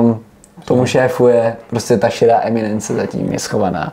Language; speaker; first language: Czech; native; Czech